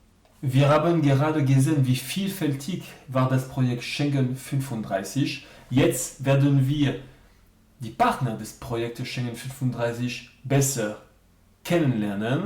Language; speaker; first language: German; non-native, fluent; French